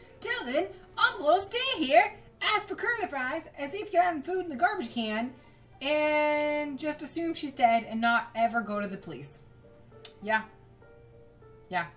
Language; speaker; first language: English; native; English